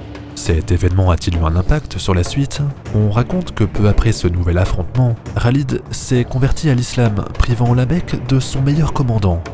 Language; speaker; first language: French; native; French